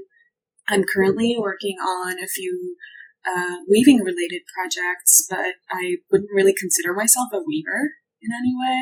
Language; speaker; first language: English; non-native, local second language; Urdu